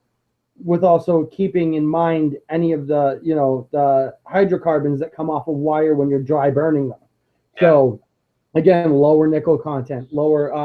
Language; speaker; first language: English; native; English